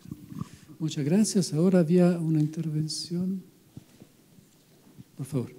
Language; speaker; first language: Spanish; non-native, fluent; Italian